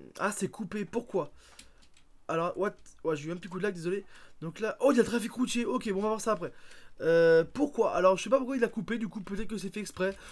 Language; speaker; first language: French; native; French